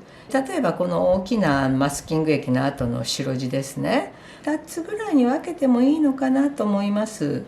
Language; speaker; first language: Japanese; native; Japanese